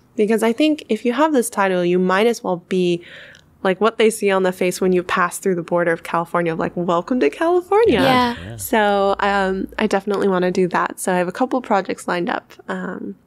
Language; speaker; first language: English; native; English